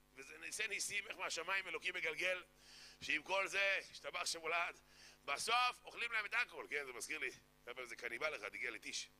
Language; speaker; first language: Hebrew; native; Hebrew